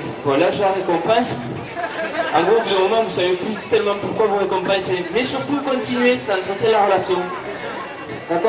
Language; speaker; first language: French; native; French